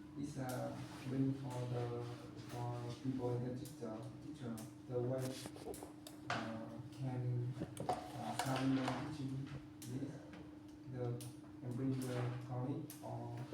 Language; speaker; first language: English; non-native, learner; Vietnamese